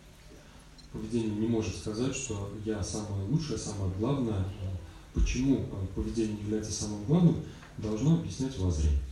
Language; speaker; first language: Russian; native; Russian